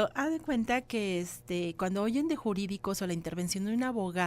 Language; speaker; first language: Spanish; native; Spanish